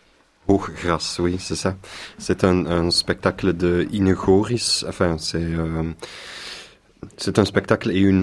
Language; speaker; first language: French; non-native, local second language; Dutch